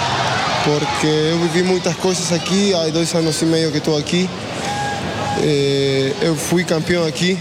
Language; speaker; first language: Portuguese; non-native, fluent; Spanish